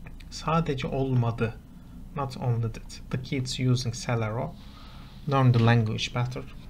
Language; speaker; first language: English; non-native, fluent; Turkish